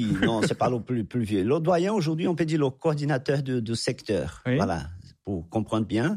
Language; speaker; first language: French; non-native, fluent; Portuguese